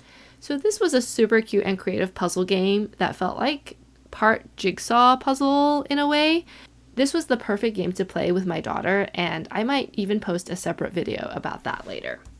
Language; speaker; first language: English; native; English